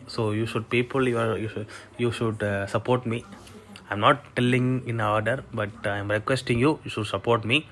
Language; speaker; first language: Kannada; non-native, fluent; Tamil